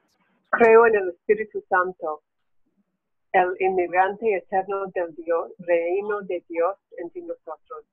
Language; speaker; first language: Spanish; non-native, learner; English